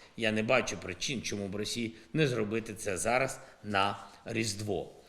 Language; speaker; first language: Ukrainian; non-native, local second language; Russian